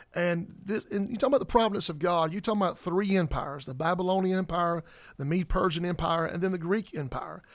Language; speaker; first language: English; native; English